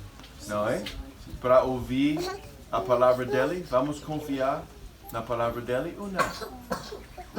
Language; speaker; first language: Portuguese; non-native, fluent; English